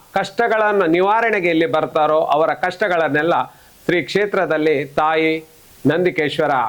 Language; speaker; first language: Kannada; native; Kannada